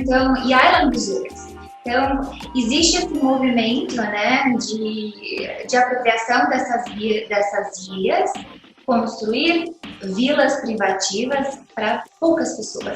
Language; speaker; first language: Portuguese; native; Portuguese